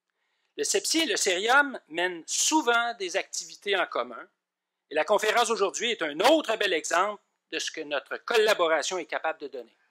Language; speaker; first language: French; native; French